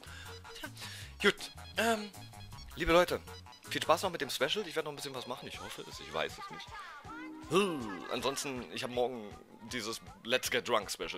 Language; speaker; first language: German; native; German